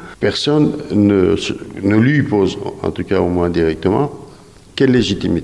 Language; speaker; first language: French; non-native, fluent; Persian